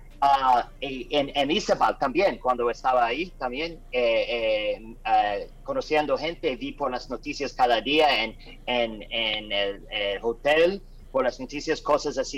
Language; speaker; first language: Spanish; non-native, learner; English